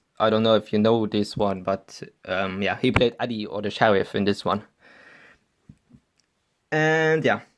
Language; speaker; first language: English; non-native, fluent; German